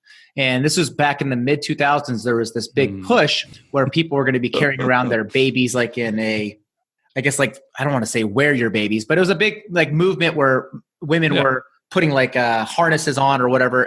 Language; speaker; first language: English; native; English